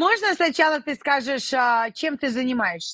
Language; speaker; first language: Russian; native; Russian